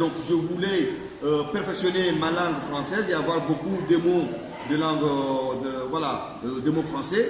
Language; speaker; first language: French; non-native, local second language; Comorian